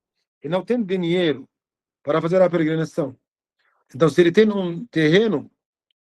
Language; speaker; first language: Portuguese; non-native, fluent; Arabic